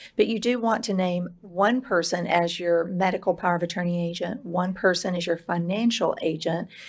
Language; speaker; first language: English; native; English